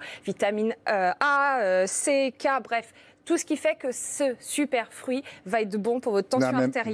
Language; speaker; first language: French; native; French